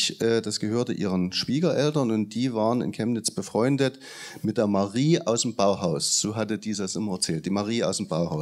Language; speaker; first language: German; native; German